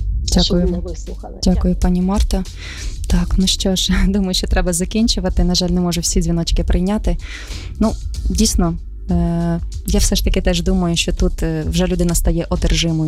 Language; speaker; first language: Ukrainian; native; Ukrainian